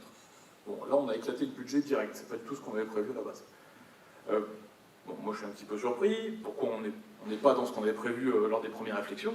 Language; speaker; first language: French; native; French